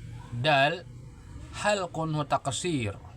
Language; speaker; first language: Arabic; non-native, fluent; Filipino